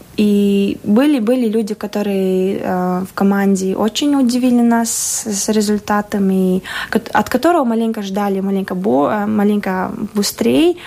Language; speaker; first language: Russian; non-native, local second language; Latvian